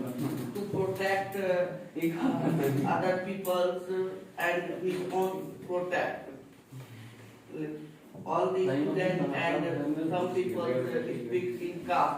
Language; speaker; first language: English; non-native, learner; Hindi